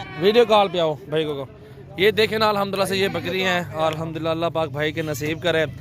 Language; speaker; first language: Urdu; non-native, local second language; Saraiki